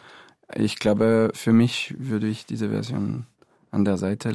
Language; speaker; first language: German; non-native, fluent; French